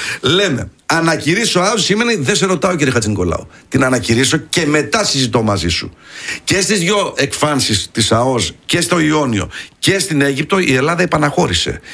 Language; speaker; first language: Greek; early bilingual, heritage; Greek